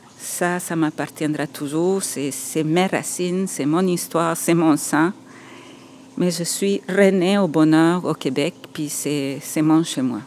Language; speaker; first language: French; non-native, fluent; Spanish